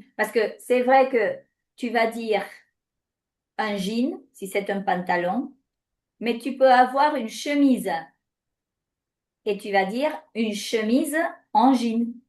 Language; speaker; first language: French; non-native, fluent; Spanish